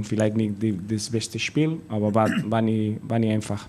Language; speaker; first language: German; non-native, learner; Spanish